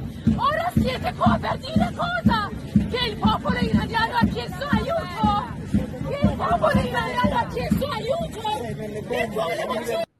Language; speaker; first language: Italian; non-native, fluent; Persian